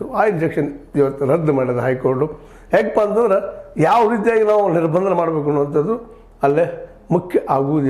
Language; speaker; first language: Kannada; native; Kannada